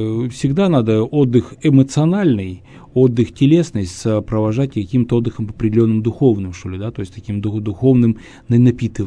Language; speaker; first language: Russian; native; Russian